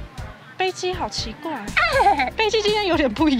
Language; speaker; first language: Chinese; native; Chinese